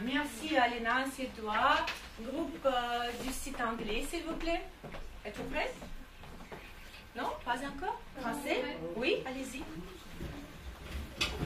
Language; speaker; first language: French; non-native, fluent; Russian